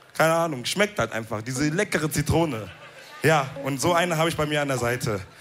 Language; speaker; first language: German; early bilingual, other home language; Wolof